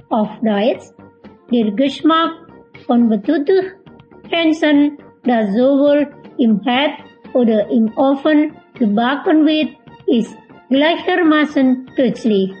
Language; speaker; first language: German; non-native, fluent; Indonesian